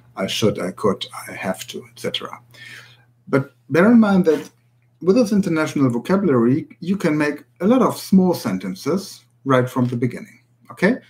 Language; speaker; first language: English; non-native, fluent; German